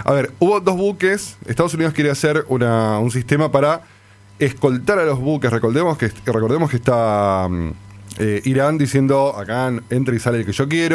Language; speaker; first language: Spanish; native; Spanish